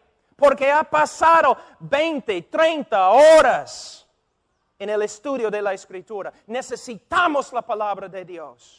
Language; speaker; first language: Spanish; non-native, fluent; English